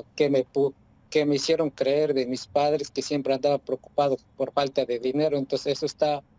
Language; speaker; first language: Spanish; native; Spanish